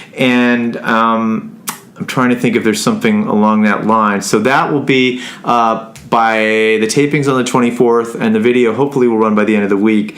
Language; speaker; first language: English; native; English